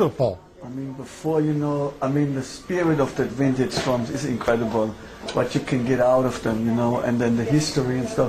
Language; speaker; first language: English; non-native, fluent; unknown